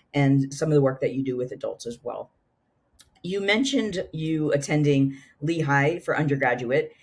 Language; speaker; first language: English; native; English